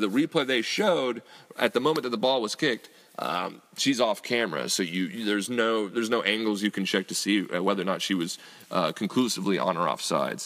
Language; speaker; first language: English; native; English